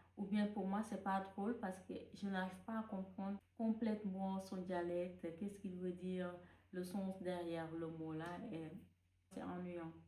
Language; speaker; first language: French; non-native, local second language; Wolof